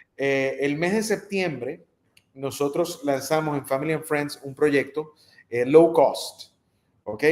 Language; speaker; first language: Spanish; native; Spanish